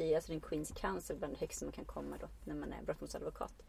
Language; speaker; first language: Swedish; non-native, fluent; Icelandic